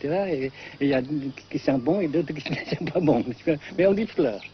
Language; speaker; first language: French; non-native, fluent; Vietnamese